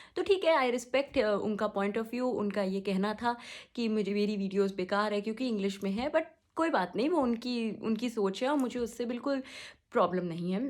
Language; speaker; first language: Hindi; native; Hindi